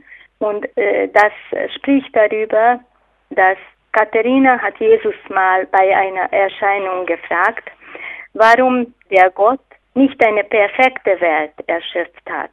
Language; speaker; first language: German; non-native, fluent; Hungarian